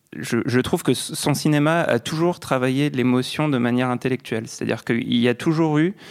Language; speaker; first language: French; native; French